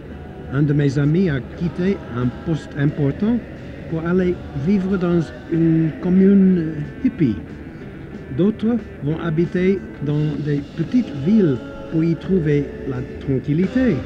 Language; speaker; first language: French; non-native, fluent; English